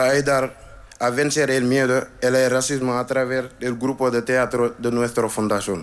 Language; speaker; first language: Spanish; non-native, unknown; Wolof